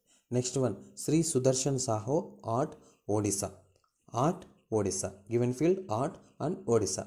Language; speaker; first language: English; non-native, local second language; Telugu